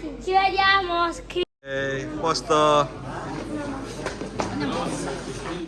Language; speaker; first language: Italian; non-native, local second language; Filipino